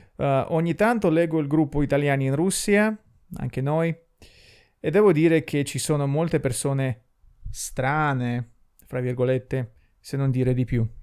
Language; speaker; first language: Italian; non-native, fluent; Russian